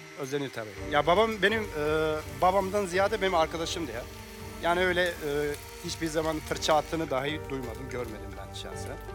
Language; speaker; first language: Turkish; non-native, local second language; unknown